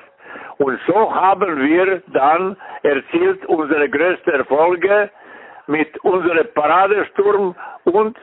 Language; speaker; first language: German; non-native, fluent; Serbian